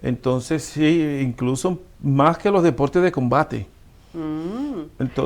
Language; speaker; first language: Spanish; native; Spanish